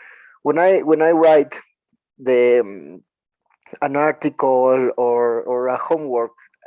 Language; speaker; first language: English; non-native, learner; Spanish